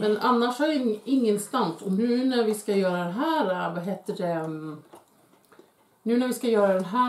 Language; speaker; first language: Swedish; native; Swedish